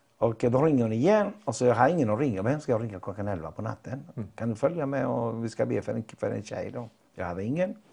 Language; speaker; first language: Swedish; non-native, fluent; Spanish